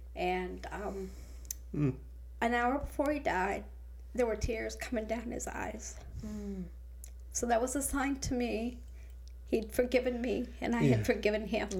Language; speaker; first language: English; native; English